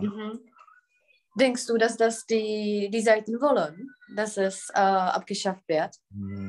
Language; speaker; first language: German; non-native, fluent; Czech